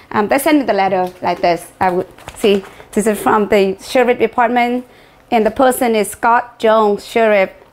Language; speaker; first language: English; non-native, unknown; Vietnamese